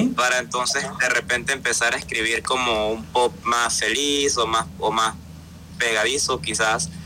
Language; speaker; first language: Spanish; native; Spanish